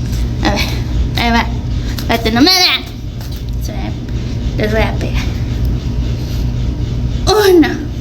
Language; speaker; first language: Spanish; early bilingual, heritage; Spanish